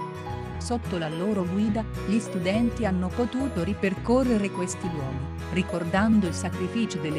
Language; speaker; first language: Italian; native; Italian